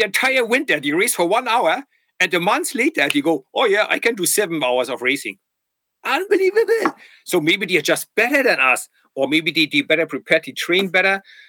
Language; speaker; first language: English; non-native, fluent; German